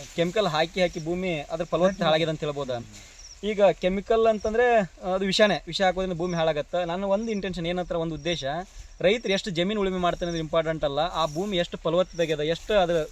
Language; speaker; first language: Kannada; native; Kannada